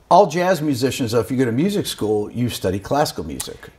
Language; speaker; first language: English; native; English